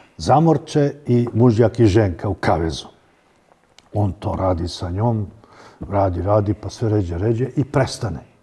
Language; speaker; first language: Serbian; native; Serbian